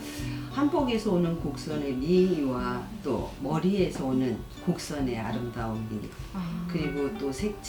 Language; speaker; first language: Korean; native; Korean